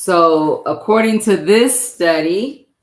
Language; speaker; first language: English; native; English